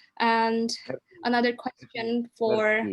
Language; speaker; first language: English; non-native, local second language; Indonesian